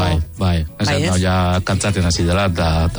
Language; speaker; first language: Basque; non-native, fluent; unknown